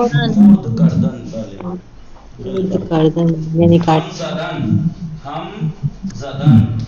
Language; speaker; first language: Persian; non-native, fluent; Urdu